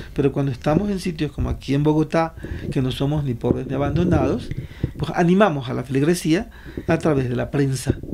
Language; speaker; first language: Spanish; native; Spanish